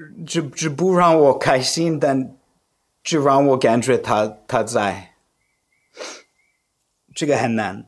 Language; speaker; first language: Chinese; non-native, fluent; English